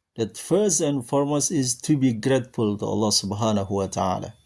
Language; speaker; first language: English; non-native, learner; Indonesian